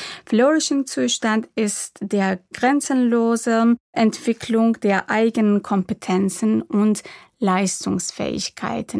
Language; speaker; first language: German; non-native, fluent; Persian